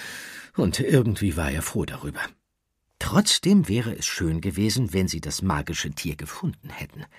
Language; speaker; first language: German; native; German